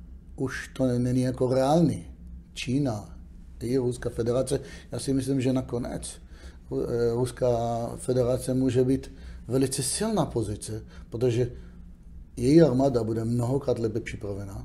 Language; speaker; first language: Czech; non-native, fluent; Hebrew